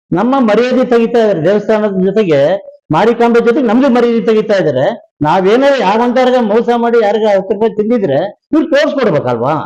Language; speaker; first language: Kannada; native; Kannada